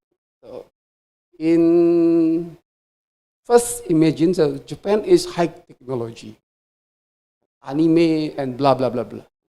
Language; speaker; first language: English; non-native, fluent; Indonesian